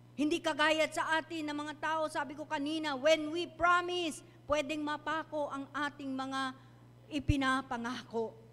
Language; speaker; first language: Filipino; non-native, local second language; Chavacano